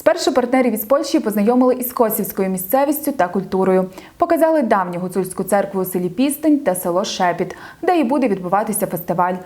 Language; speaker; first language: Ukrainian; native; Ukrainian